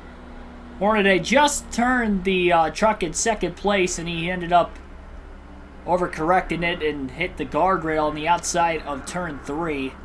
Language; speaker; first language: English; native; English